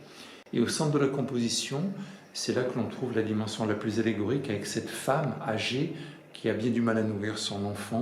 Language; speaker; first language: French; native; French